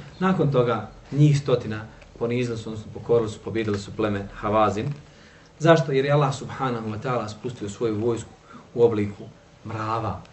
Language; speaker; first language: Bosnian; native; Bosnian